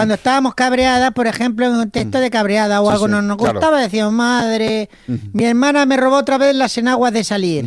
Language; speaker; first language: Spanish; native; Spanish